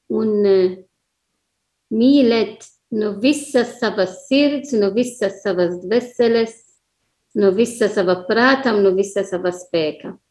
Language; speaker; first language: Latvian; non-native, learner; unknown